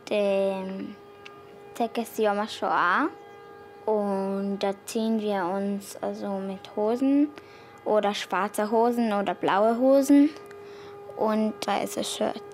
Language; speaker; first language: German; early bilingual, heritage; German